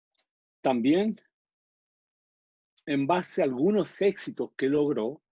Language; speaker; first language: Portuguese; non-native, learner; Spanish